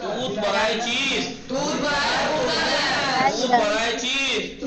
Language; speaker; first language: Persian; non-native, fluent; Urdu